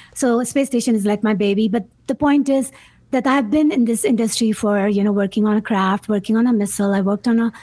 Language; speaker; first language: English; non-native, local second language; Urdu